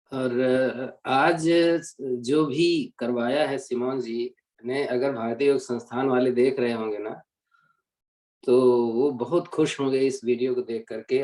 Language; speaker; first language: Hindi; native; Hindi